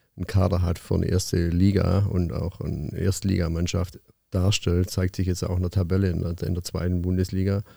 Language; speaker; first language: German; native; German